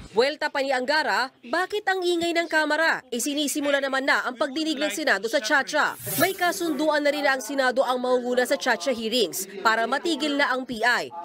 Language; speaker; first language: Filipino; native; Filipino